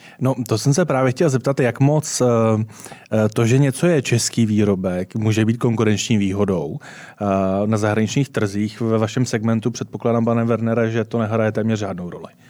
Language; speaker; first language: Czech; native; Czech